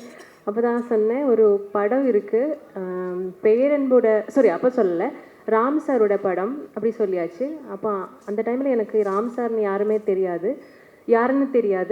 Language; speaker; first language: Tamil; non-native, learner; Malayalam